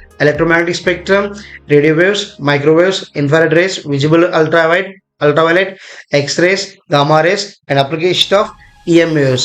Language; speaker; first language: English; non-native, local second language; Telugu